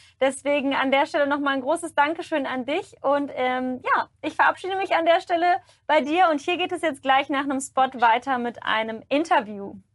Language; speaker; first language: German; native; German